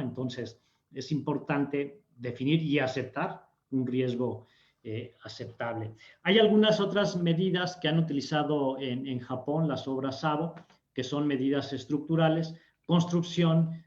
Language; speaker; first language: Spanish; native; Spanish